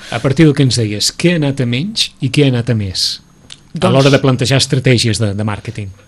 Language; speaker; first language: Catalan; native; Catalan